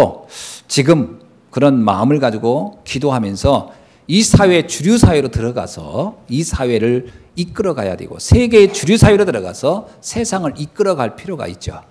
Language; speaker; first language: Korean; native; Korean